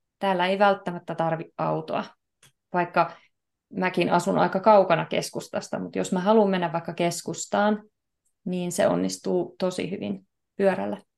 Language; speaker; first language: Finnish; native; Finnish